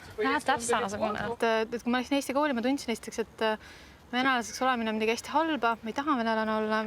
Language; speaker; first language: Estonian; non-native, local second language; Russian